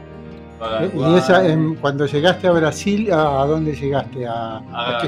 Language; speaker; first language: Spanish; native; Spanish